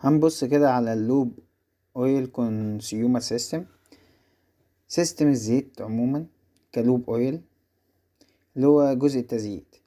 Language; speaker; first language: Arabic; native; Arabic